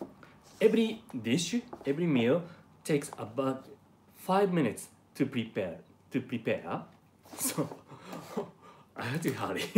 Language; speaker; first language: English; non-native, learner; Japanese